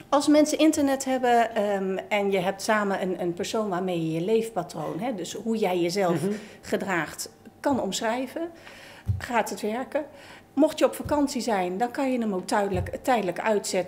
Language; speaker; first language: Dutch; native; Dutch